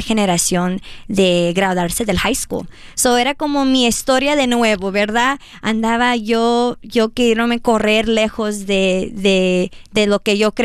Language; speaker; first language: Spanish; early bilingual, heritage; Spanish